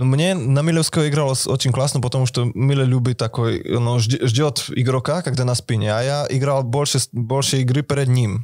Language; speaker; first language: Russian; non-native, fluent; Slovak